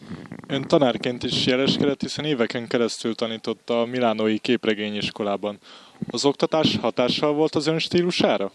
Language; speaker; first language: Hungarian; native; Hungarian